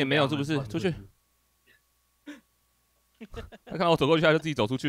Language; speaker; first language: Chinese; native; Chinese